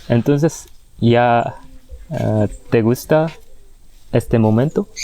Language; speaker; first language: Spanish; non-native, learner; Korean